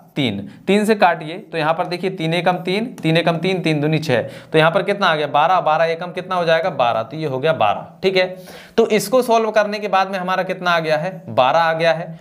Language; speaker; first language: Hindi; native; Hindi